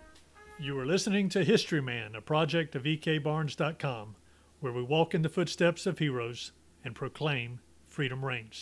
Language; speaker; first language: English; native; English